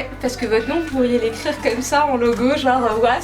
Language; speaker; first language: French; native; French